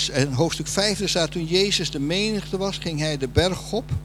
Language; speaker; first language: Dutch; non-native, fluent; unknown